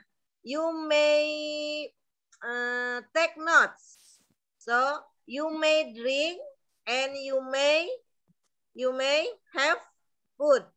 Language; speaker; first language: English; non-native, learner; Indonesian